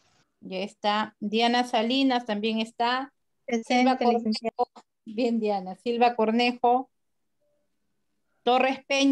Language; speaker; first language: Spanish; native; Spanish